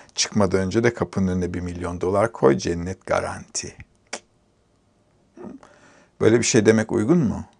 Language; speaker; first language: Turkish; native; Turkish